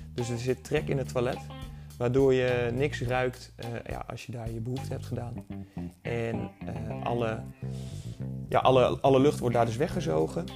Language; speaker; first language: Dutch; native; Dutch